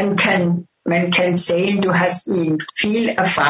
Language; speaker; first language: German; non-native, fluent; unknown